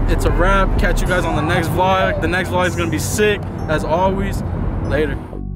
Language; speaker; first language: English; early bilingual, other home language; Spanish